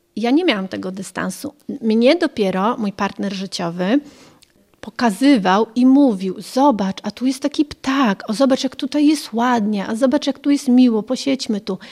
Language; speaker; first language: Polish; early bilingual, other home language; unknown